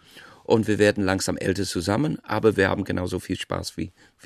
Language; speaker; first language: German; non-native, fluent; English